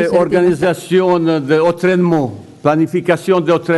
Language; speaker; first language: French; non-native, fluent; Bosnian